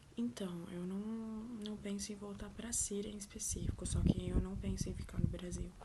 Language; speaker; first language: Portuguese; early bilingual, other home language; Arabic